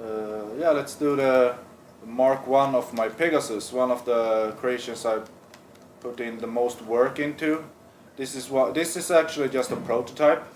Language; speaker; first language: English; non-native, fluent; Swedish